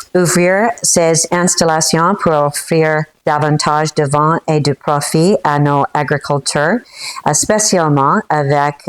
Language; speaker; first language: French; non-native, local second language; English